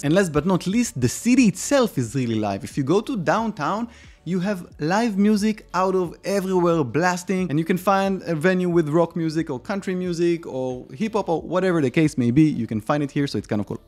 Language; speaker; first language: English; non-native, fluent; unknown